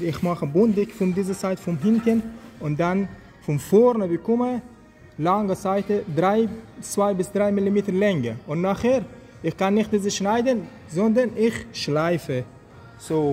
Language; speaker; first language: German; non-native, learner; Persian